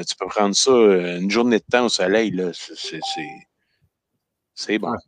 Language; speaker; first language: French; native; French